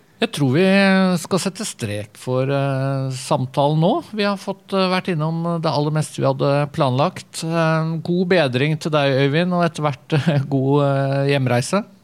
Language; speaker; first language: Norwegian; native; Norwegian